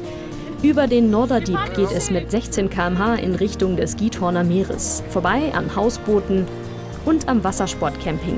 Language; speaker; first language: German; native; German